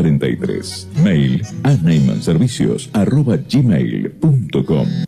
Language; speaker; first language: Spanish; native; Spanish